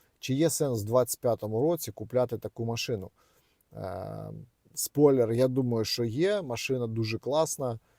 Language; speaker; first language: Ukrainian; non-native, local second language; Russian